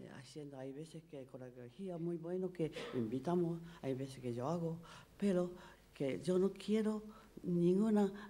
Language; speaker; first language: Spanish; non-native, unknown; Japanese